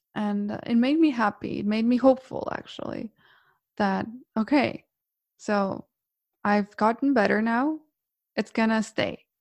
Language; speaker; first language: English; non-native, fluent; Croatian